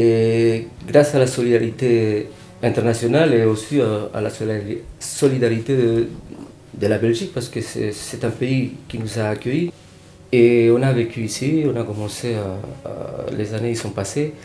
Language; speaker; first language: French; non-native, fluent; Spanish